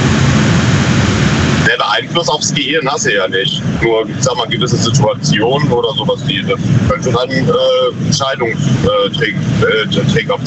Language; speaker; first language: German; native; German